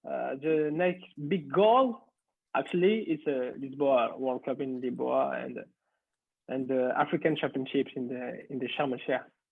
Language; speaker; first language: English; non-native, learner; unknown